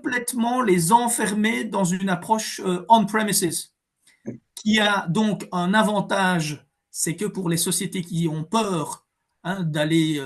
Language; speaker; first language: French; native; French